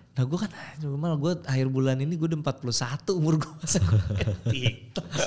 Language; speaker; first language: Indonesian; native; Indonesian